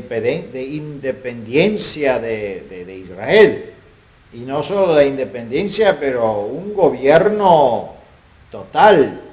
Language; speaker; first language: Spanish; non-native, fluent; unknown